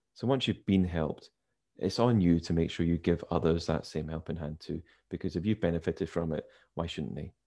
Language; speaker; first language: English; native; English